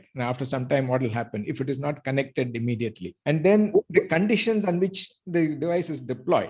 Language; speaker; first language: English; non-native, local second language; Tamil